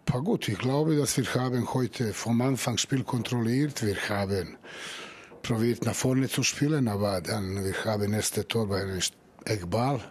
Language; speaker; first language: German; non-native, fluent; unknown